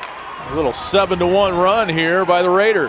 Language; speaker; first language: English; native; English